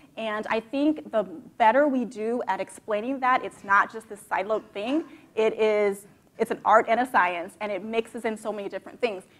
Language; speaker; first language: English; native; English